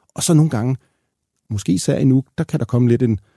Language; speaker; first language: Danish; native; Danish